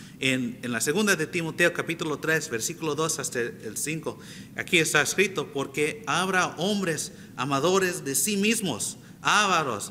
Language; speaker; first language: Spanish; non-native, fluent; English